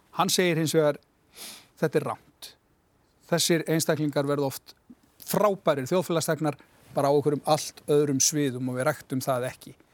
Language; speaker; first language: Icelandic; native; Icelandic